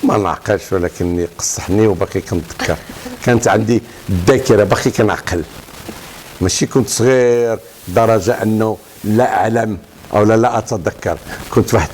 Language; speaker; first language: Arabic; native; Arabic